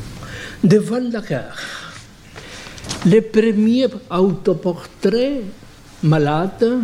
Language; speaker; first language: French; non-native, fluent; Spanish